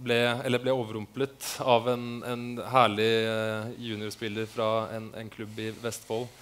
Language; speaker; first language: Norwegian; native; Norwegian